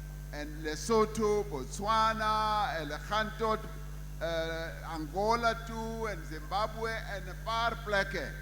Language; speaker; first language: Afrikaans; non-native, local second language; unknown